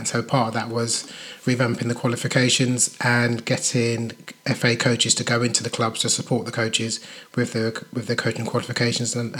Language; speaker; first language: English; native; English